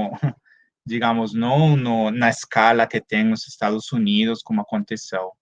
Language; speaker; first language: Portuguese; non-native, fluent; Spanish